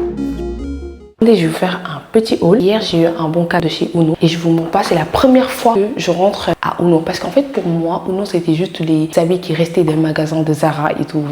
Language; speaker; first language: French; non-native, local second language; Wolof